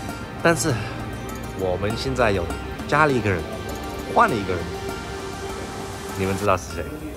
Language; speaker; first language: Chinese; early bilingual, heritage; English